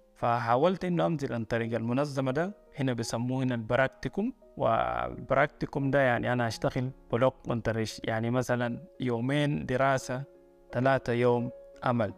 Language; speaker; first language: Arabic; native; Arabic